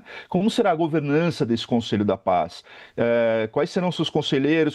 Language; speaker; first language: Portuguese; native; Portuguese